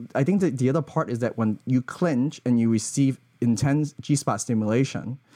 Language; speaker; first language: English; early bilingual, other home language; Cantonese